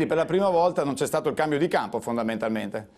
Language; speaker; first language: Italian; native; Italian